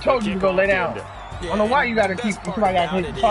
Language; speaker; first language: English; native; English